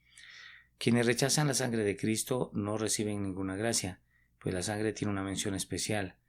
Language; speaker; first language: Spanish; native; Spanish